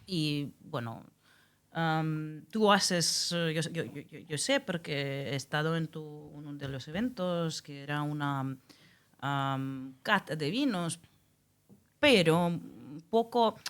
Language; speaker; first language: Spanish; non-native, fluent; Russian